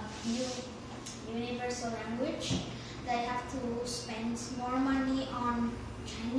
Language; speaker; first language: English; non-native, learner; Vietnamese